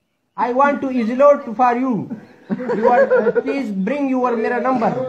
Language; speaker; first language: English; non-native, learner; Urdu